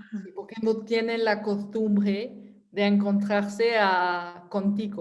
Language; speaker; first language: Spanish; non-native, fluent; French